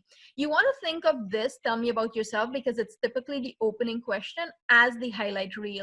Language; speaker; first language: English; native; English